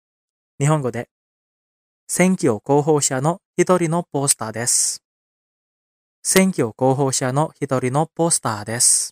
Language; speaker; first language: Japanese; non-native, fluent; Indonesian